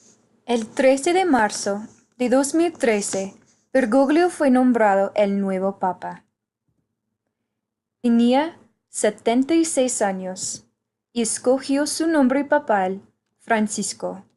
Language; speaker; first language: Spanish; non-native, fluent; English